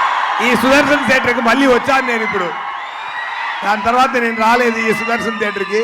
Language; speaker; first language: Telugu; non-native, learner; Tamil